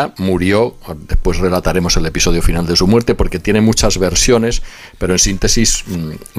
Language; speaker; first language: Spanish; native; Spanish